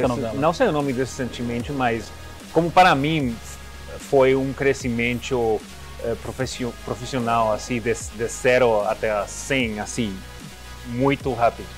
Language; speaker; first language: Portuguese; non-native, learner; Spanish